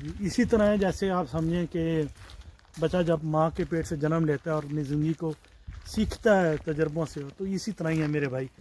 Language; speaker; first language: Urdu; native; Urdu